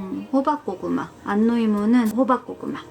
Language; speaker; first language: Korean; native; Korean